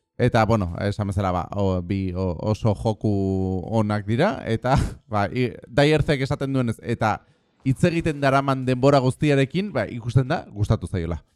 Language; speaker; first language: Basque; non-native, local second language; Spanish